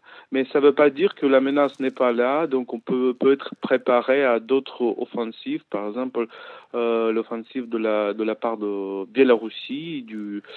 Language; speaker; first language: French; non-native, fluent; Ukrainian